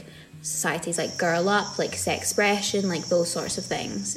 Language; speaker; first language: English; native; English